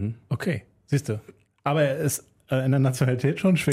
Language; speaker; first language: German; native; German